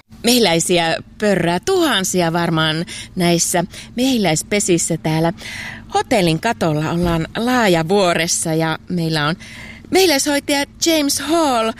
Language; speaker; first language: Finnish; native; Finnish